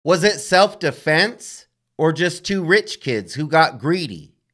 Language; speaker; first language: English; native; English